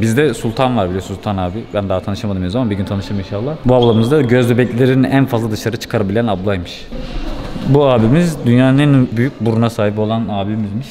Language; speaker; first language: Turkish; native; Turkish